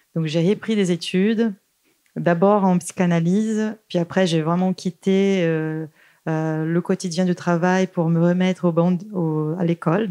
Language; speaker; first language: French; non-native, fluent; Portuguese